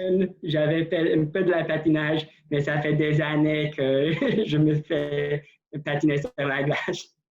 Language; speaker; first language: French; non-native, local second language; English